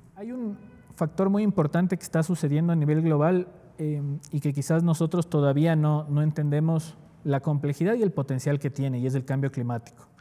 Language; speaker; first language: Spanish; native; Spanish